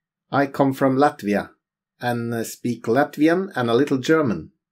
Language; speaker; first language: English; non-native, fluent; Norwegian